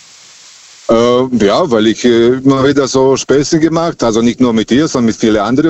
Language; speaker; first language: German; native; German